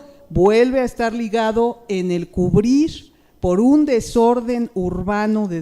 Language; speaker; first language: Spanish; native; Spanish